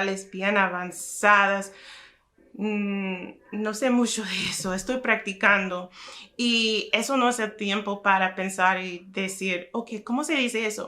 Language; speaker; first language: Spanish; non-native, fluent; English